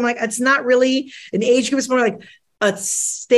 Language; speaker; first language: English; early bilingual, other home language; Spanish